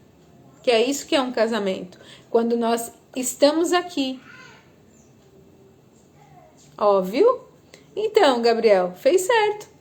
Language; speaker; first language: Portuguese; native; Portuguese